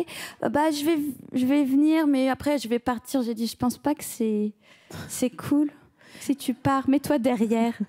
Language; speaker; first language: French; early bilingual, heritage; French